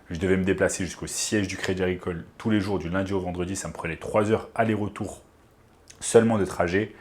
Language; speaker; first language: French; native; French